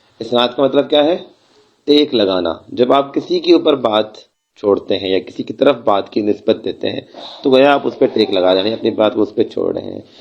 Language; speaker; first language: Urdu; non-native, local second language; Baluchi